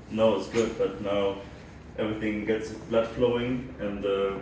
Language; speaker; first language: English; non-native, fluent; German